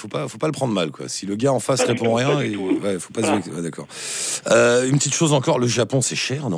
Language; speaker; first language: French; native; French